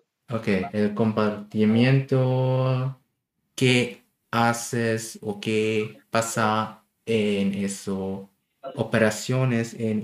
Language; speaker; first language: Spanish; non-native, learner; German